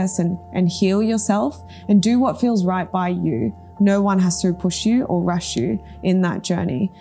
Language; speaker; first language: English; early bilingual, other home language; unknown